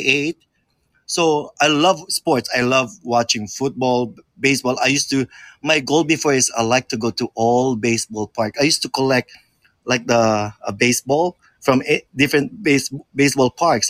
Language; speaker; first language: English; non-native, local second language; Filipino